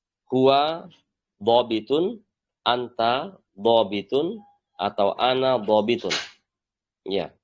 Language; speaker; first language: Arabic; non-native, fluent; Indonesian